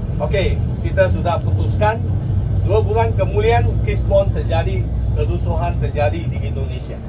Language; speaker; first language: Malay; non-native, local second language; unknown